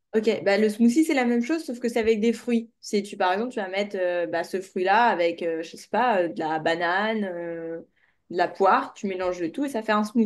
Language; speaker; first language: French; native; French